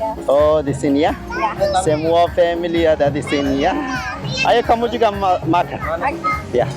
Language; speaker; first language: Indonesian; non-native, learner; Persian